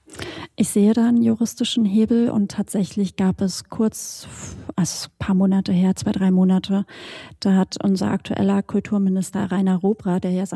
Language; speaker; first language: German; native; German